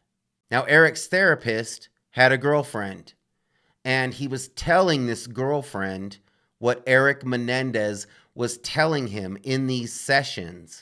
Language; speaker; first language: English; native; English